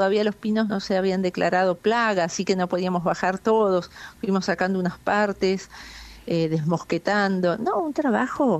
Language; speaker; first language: Spanish; native; Spanish